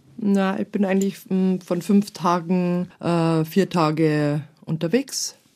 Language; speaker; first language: German; native; German